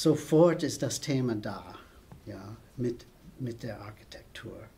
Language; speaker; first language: German; non-native, fluent; English